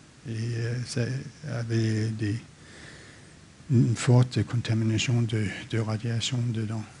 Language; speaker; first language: French; non-native, fluent; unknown